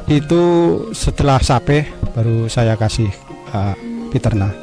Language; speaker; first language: Indonesian; non-native, local second language; Javanese